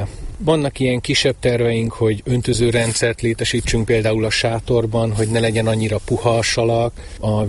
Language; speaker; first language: Hungarian; native; Hungarian